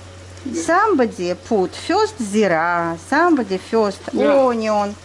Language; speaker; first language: English; non-native, learner; Russian